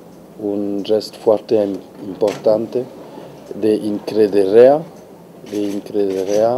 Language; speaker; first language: Romanian; non-native, learner; French